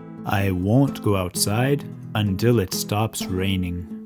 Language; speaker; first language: Spanish; non-native, fluent; English